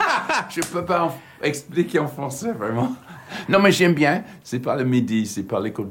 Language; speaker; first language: French; non-native, learner; English